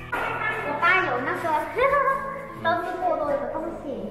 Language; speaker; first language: Chinese; non-native, learner; Vietnamese